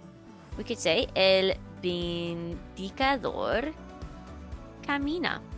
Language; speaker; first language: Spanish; non-native, fluent; English